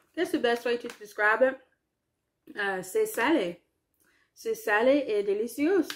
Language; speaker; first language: French; non-native, learner; English